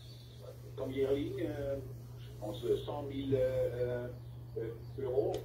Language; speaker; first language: French; non-native, fluent; German